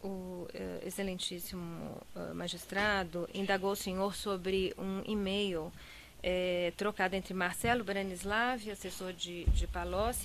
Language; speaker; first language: Portuguese; native; Portuguese